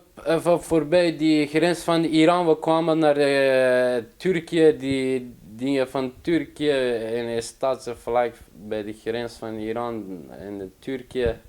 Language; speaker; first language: Dutch; non-native, learner; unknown